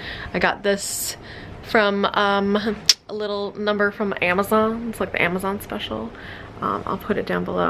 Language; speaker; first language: English; native; English